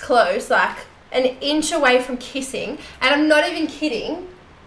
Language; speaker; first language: English; native; English